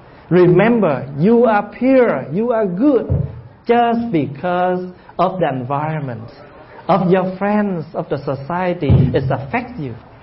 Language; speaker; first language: English; early bilingual, other home language; Vietnamese